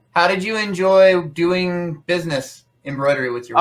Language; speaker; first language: English; native; English